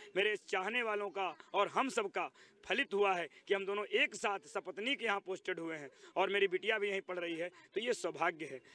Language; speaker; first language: Hindi; native; Hindi